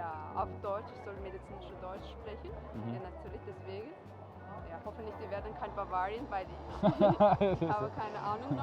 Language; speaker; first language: German; non-native, learner; Azerbaijani